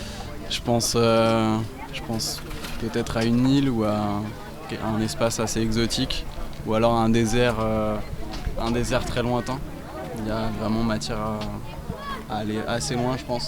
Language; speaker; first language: French; native; French